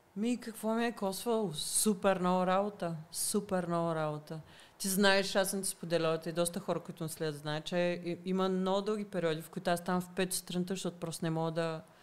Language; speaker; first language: Bulgarian; early bilingual, heritage; Bulgarian